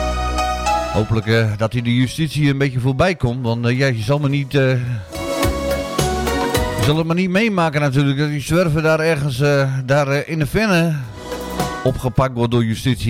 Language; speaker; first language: Dutch; native; Dutch